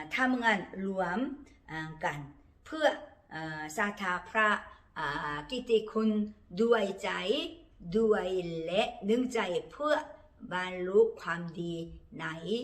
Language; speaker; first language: Thai; non-native, learner; Korean